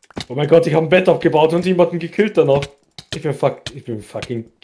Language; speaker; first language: German; native; German